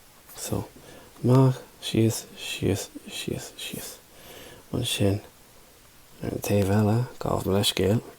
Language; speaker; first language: Irish; non-native, local second language; English